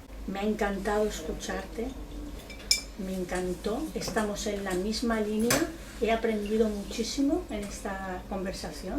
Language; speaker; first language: Spanish; non-native, local second language; Catalan